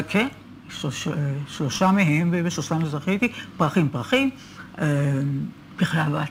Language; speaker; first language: Hebrew; native; Hebrew